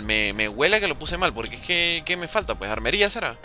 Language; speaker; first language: Spanish; native; Spanish